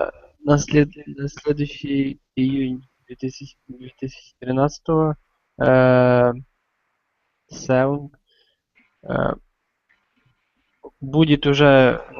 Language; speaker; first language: Russian; non-native, learner; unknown